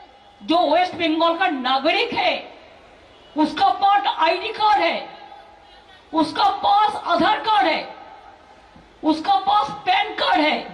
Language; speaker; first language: Hindi; non-native, local second language; Bangla